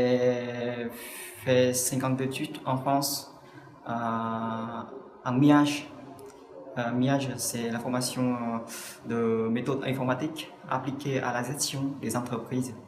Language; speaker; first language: French; non-native, fluent; Vietnamese